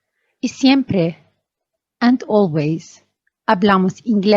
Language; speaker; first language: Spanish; non-native, fluent; Arabic